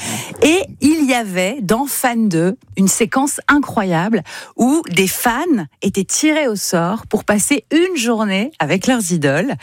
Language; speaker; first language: French; native; French